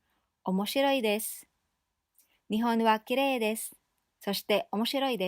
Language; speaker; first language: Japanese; non-native, fluent; English